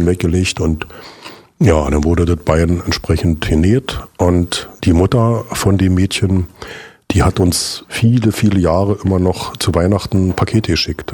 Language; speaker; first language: German; native; German